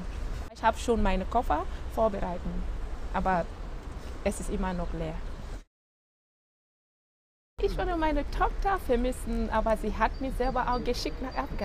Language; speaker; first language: German; non-native, learner; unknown